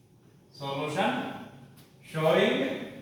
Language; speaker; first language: English; non-native, local second language; Kannada